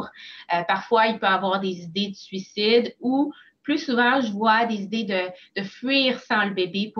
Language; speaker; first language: French; native; French